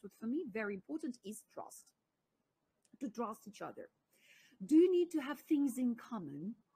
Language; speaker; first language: English; non-native, fluent; Ukrainian